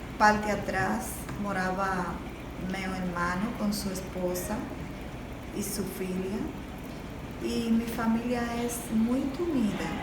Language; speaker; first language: Portuguese; non-native, learner; Spanish